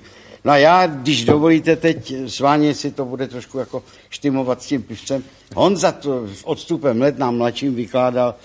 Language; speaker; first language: Czech; native; Czech